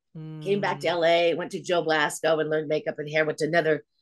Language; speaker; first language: English; native; English